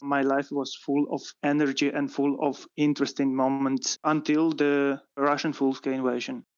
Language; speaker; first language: English; non-native, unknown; Ukrainian